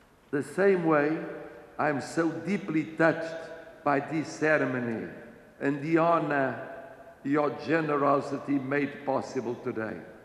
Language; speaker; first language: English; non-native, fluent; Portuguese